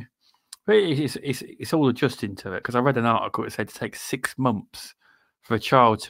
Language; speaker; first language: English; native; English